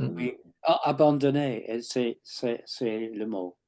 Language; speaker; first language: French; non-native, fluent; English